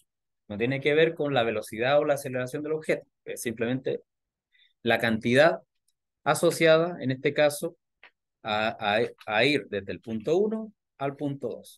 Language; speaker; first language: Spanish; native; Spanish